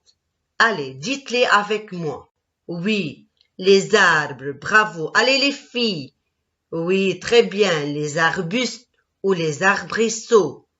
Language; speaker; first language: French; non-native, local second language; Arabic